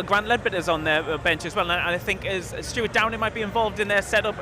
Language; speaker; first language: English; native; English